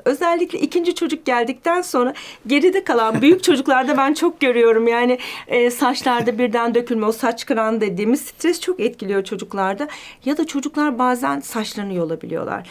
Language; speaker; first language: Turkish; native; Turkish